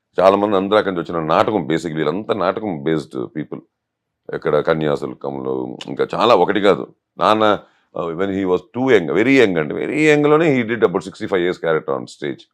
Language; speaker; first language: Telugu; native; Telugu